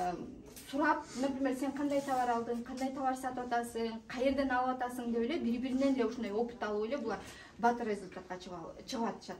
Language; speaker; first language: Kyrgyz; native; Kyrgyz